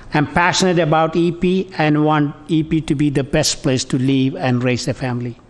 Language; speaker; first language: English; non-native, local second language; Tamil